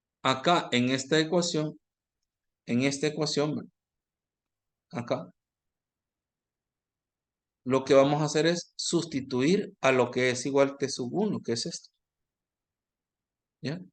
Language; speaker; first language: Spanish; native; Spanish